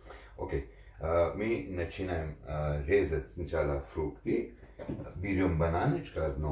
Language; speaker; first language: Russian; non-native, learner; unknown